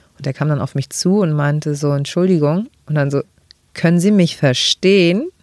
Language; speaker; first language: German; early bilingual, other home language; Greek